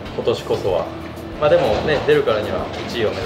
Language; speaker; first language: Japanese; native; Japanese